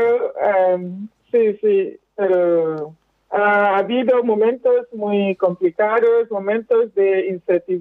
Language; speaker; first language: Spanish; non-native, fluent; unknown